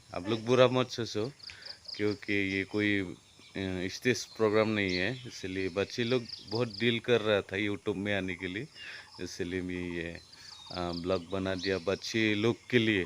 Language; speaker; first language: Hindi; non-native, local second language; Bodo